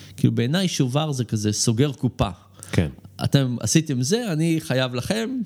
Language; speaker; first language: Hebrew; early bilingual, other home language; English